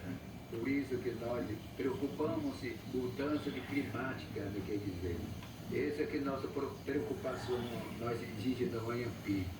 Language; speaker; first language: Portuguese; non-native, local second language; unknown